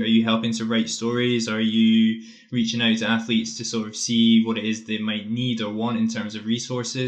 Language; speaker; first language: English; native; English